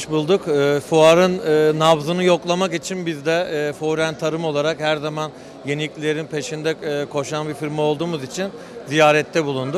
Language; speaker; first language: Turkish; native; Turkish